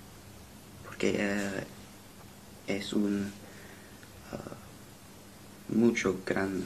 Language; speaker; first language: Spanish; non-native, learner; English